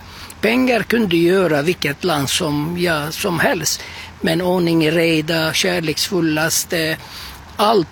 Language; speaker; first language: Swedish; non-native, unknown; Turkish